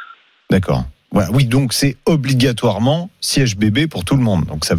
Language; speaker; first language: French; native; French